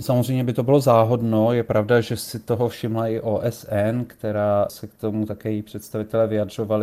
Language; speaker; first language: Czech; native; Czech